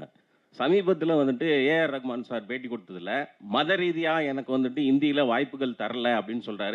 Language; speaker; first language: Tamil; native; Tamil